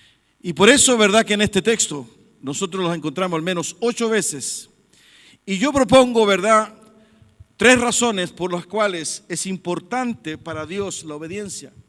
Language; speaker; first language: Spanish; native; Spanish